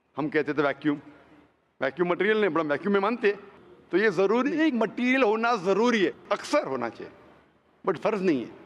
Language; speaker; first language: Hindi; non-native, local second language; Konkani